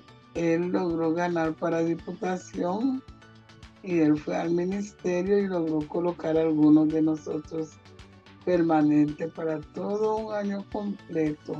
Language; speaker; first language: Spanish; non-native, local second language; Jamaican Creole English